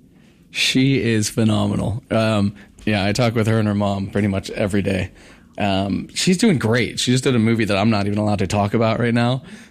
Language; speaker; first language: English; native; English